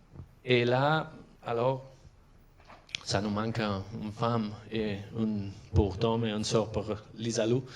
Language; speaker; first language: French; non-native, fluent; Catalan